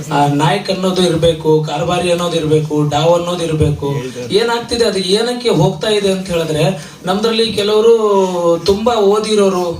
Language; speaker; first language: Kannada; non-native, local second language; Lambadi